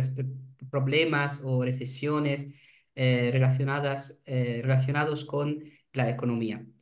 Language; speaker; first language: Spanish; non-native, fluent; Arabic